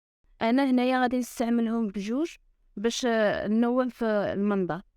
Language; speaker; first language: Arabic; native; Arabic